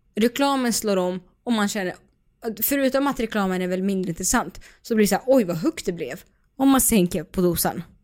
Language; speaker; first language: Swedish; early bilingual, other home language; Russian